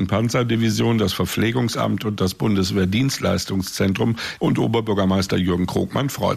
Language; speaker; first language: German; native; German